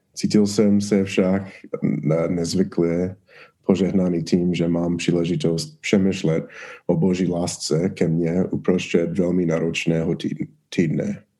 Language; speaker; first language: Czech; non-native, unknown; English